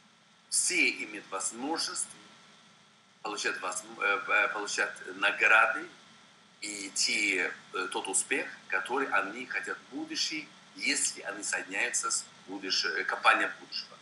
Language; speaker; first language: Russian; non-native, fluent; Swedish